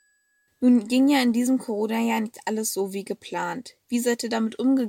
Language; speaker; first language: German; native; German